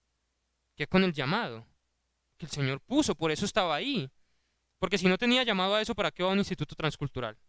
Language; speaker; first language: Spanish; native; Spanish